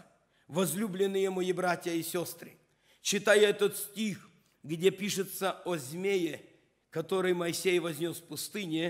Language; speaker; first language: Russian; non-native, local second language; Ukrainian